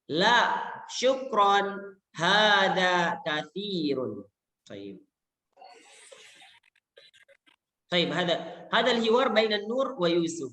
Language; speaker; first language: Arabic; non-native, fluent; Indonesian